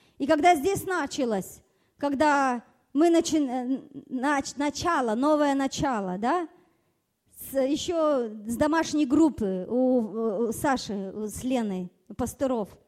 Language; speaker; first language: Russian; early bilingual, other home language; German